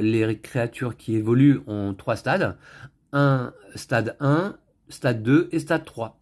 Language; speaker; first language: French; native; French